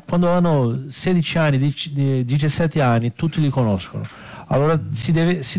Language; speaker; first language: Italian; non-native, fluent; Portuguese